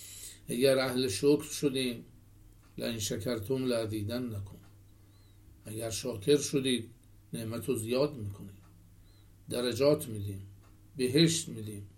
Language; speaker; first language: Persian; native; Persian